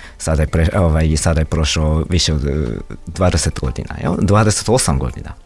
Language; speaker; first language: Serbian; non-native, fluent; Japanese